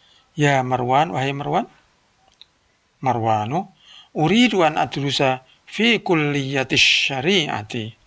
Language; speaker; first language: Arabic; non-native, fluent; Indonesian